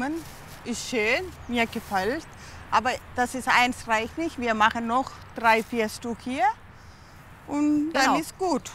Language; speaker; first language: German; non-native, learner; Tamil